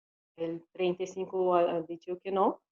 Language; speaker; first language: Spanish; non-native, learner; Portuguese